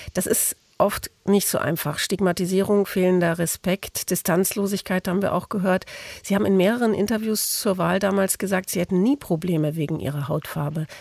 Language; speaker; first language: German; native; German